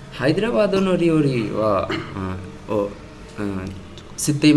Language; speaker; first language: Japanese; non-native, learner; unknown